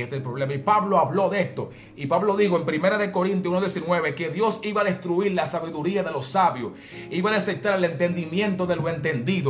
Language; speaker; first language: Spanish; native; Spanish